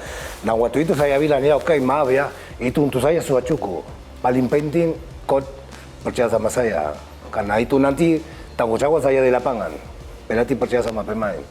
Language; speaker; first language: Indonesian; non-native, fluent; Spanish